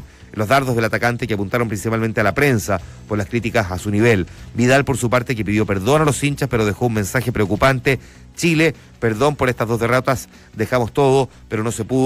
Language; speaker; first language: Spanish; native; Spanish